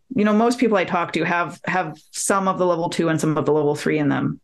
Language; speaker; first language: English; native; English